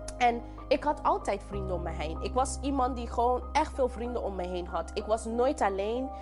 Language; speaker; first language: Dutch; non-native, local second language; English